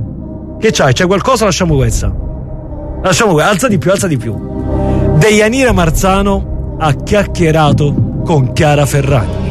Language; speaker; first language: Italian; native; Italian